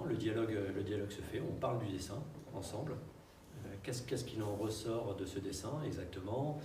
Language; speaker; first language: French; native; French